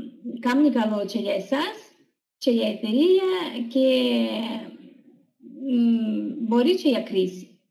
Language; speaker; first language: Greek; non-native, fluent; Russian